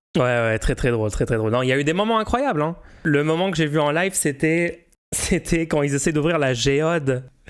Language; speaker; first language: French; native; French